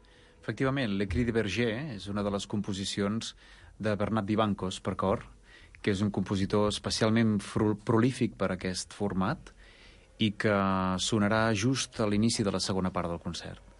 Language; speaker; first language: Catalan; native; Catalan